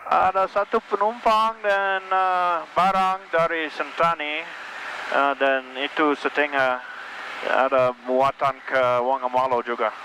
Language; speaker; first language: Indonesian; non-native, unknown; English